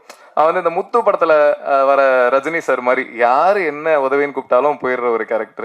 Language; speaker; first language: Tamil; native; Tamil